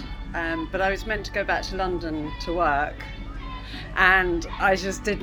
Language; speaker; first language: English; native; English